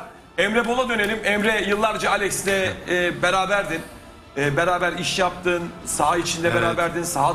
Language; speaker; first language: Turkish; native; Turkish